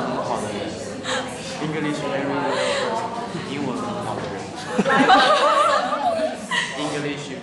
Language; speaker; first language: English; non-native, learner; Chinese